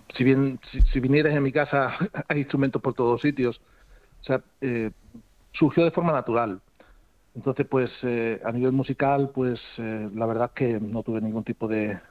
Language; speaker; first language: Spanish; native; Spanish